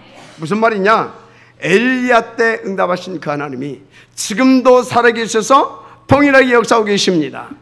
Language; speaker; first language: Korean; native; Korean